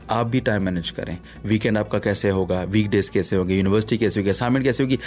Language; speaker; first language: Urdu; non-native, local second language; Punjabi